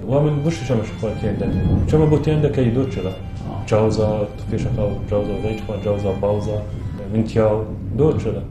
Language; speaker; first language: Chinese; non-native, learner; Arabic